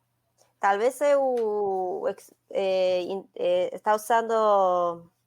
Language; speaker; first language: Spanish; non-native, learner; Portuguese